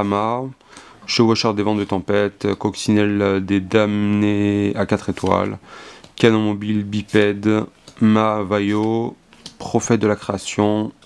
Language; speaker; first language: French; native; French